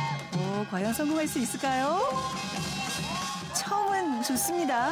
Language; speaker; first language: Korean; native; Korean